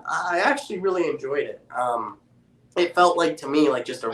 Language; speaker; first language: English; native; English